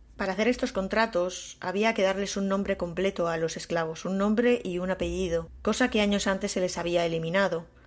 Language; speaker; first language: Spanish; native; Spanish